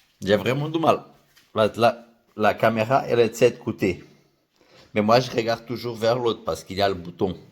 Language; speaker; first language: French; native; French